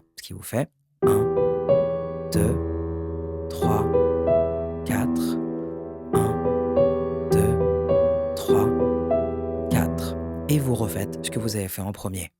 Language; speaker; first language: French; native; French